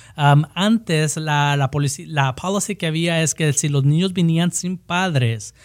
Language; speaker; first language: Spanish; early bilingual, heritage; Spanish